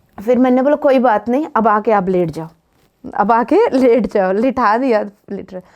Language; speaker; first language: Hindi; non-native, local second language; Telugu